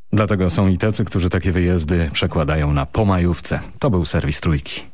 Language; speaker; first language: Polish; native; Polish